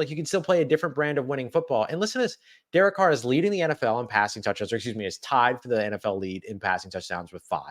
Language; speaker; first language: English; native; English